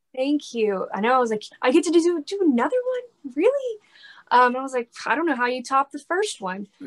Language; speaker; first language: English; native; English